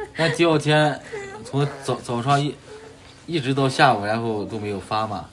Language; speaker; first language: Chinese; native; Chinese